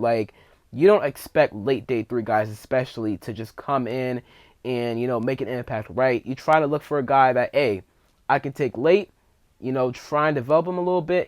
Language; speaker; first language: English; native; English